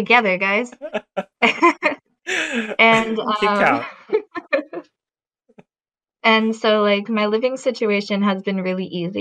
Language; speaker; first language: English; native; English